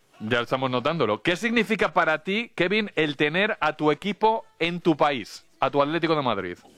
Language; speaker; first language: Spanish; native; Spanish